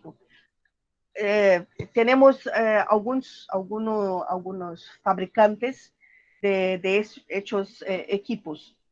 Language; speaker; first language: Spanish; non-native, learner; Portuguese